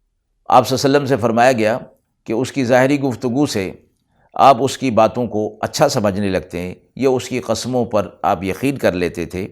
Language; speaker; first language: Urdu; native; Urdu